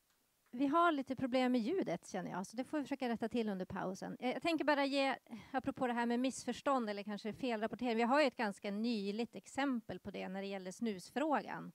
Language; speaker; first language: Swedish; native; Swedish